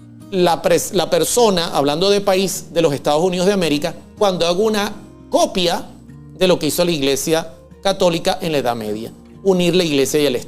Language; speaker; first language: Spanish; native; Spanish